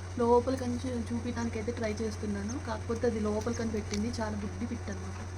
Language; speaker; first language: Telugu; native; Telugu